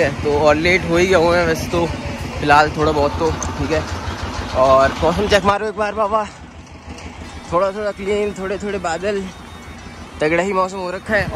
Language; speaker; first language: Hindi; native; Hindi